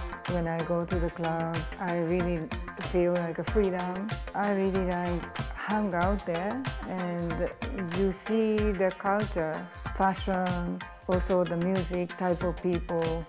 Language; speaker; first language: English; non-native, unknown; Japanese